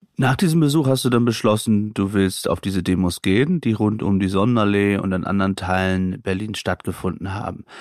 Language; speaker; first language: German; native; German